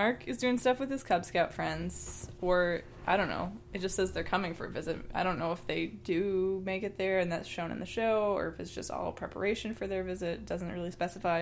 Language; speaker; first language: English; native; English